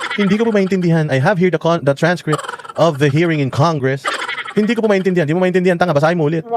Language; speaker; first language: Filipino; native; Filipino